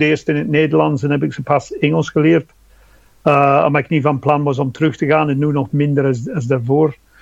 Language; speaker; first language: Dutch; non-native, fluent; English